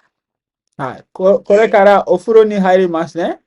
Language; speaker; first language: Japanese; non-native, learner; English